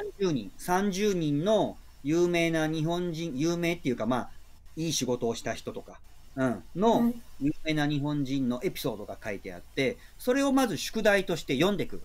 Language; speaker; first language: Japanese; native; Japanese